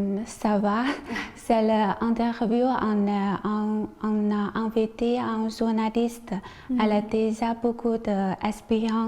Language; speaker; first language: French; non-native, learner; Chinese